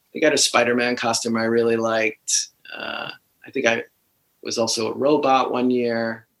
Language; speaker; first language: English; native; English